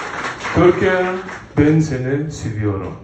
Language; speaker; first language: Turkish; non-native, learner; Kazakh